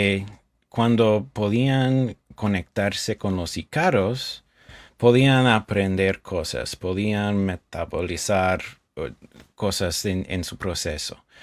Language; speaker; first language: Spanish; non-native, fluent; English